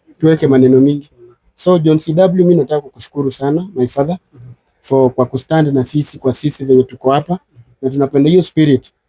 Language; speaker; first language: Swahili; native; Swahili